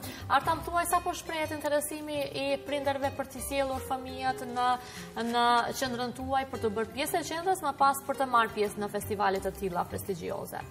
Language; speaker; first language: Albanian; native; Albanian